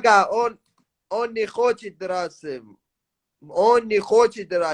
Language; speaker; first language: Russian; non-native, learner; Tajik